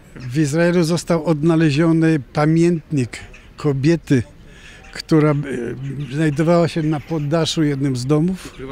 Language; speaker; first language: Polish; early bilingual, heritage; Polish